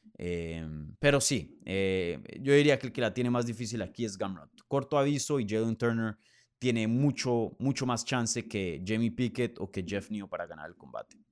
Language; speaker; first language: Spanish; native; Spanish